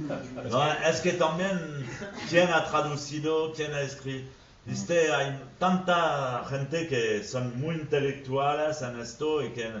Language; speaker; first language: Spanish; non-native, fluent; French